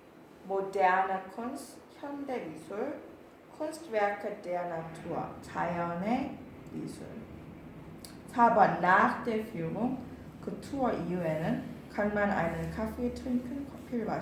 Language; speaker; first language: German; non-native, learner; Korean